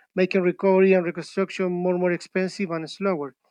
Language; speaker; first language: English; non-native, fluent; Spanish